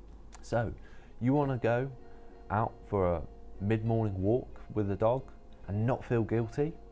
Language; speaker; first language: English; native; English